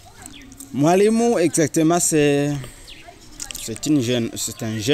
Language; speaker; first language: French; non-native, learner; Rundi